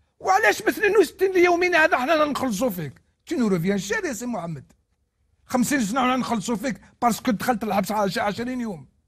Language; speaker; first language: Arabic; non-native, local second language; Kabyle